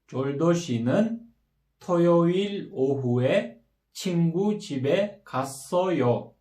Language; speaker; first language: Korean; non-native, fluent; Kyrgyz